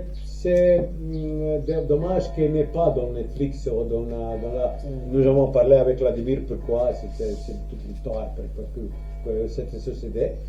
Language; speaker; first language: French; non-native, learner; Croatian